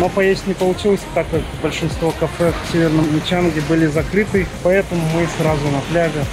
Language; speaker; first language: Russian; native; Russian